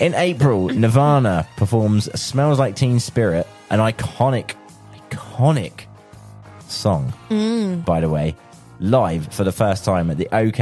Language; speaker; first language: English; native; English